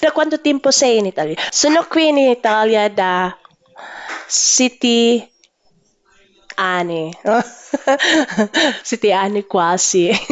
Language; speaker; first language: Italian; non-native, learner; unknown